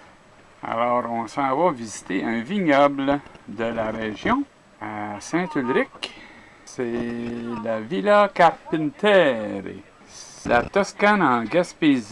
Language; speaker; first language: French; native; French